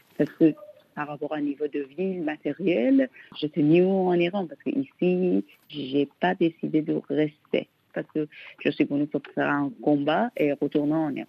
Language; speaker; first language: French; non-native, learner; Persian